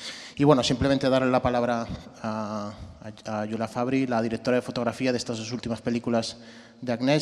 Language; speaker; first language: Spanish; native; Spanish